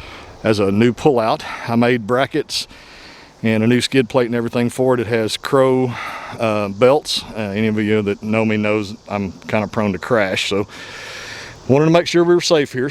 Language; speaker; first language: English; native; English